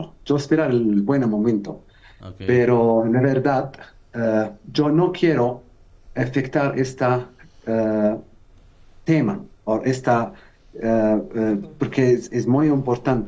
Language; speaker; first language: Spanish; non-native, learner; Arabic